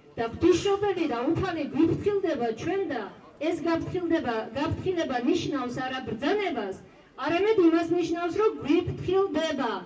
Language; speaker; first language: Georgian; non-native, local second language; Svan